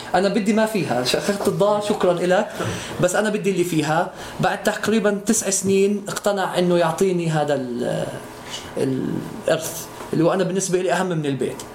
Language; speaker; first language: Arabic; native; Arabic